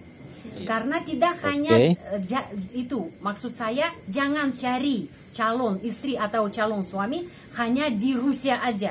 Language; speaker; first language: Indonesian; non-native, fluent; Russian